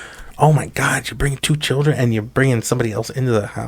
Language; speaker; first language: English; native; English